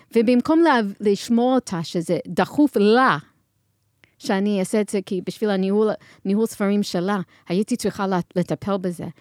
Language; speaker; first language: Hebrew; non-native, fluent; English